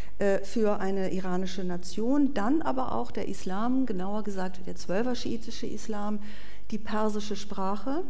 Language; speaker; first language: German; native; German